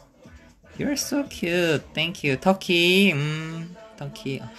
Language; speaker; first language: English; non-native, learner; Korean